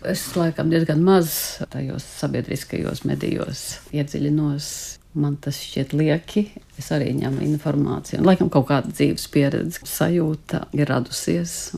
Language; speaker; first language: Latvian; native; Latvian